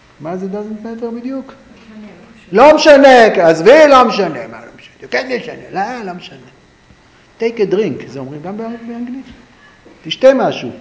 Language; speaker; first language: Hebrew; native; Hebrew